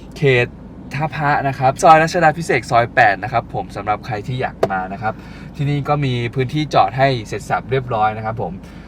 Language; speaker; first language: Thai; native; Thai